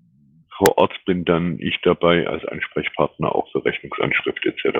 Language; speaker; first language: German; native; German